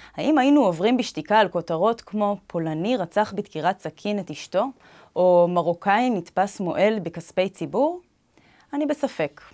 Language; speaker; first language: Hebrew; native; Hebrew